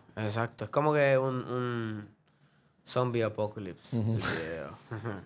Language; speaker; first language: Spanish; early bilingual, other home language; English